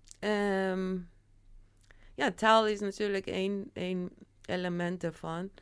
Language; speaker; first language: Dutch; non-native, fluent; Persian